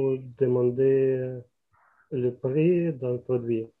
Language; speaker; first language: French; non-native, learner; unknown